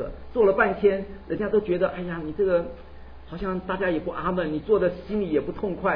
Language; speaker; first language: Chinese; native; Chinese